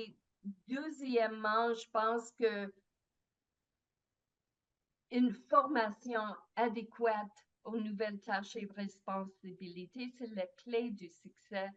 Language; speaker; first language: French; non-native, fluent; English